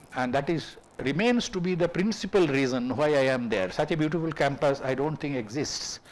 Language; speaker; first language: English; non-native, local second language; Bangla